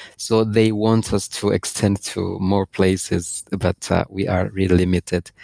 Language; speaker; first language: English; non-native, fluent; Rundi